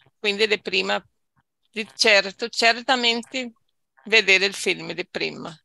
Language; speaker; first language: Italian; non-native, learner; Spanish